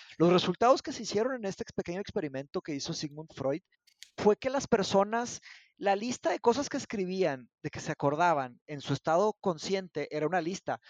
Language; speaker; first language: Spanish; early bilingual, other home language; Portuguese